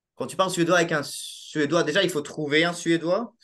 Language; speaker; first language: French; native; French